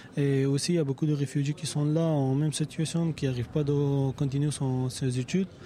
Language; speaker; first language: French; non-native, learner; Persian